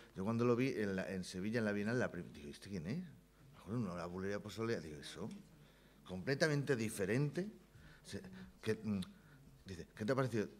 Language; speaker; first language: Spanish; native; Spanish